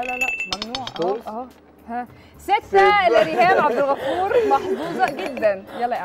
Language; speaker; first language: Arabic; native; Arabic